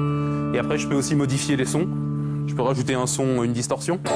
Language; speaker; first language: French; native; French